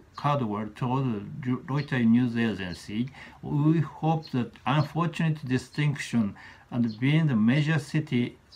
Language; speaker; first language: English; non-native, learner; Japanese